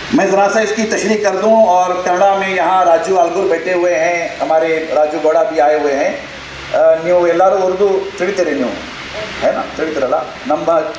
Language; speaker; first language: Urdu; native; Urdu